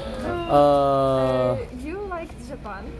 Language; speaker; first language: English; non-native, learner; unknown